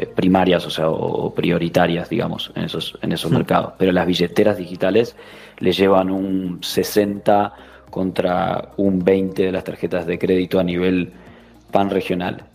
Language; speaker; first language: Spanish; native; Spanish